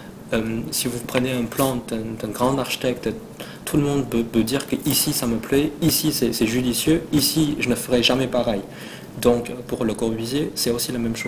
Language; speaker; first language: French; non-native, fluent; Chinese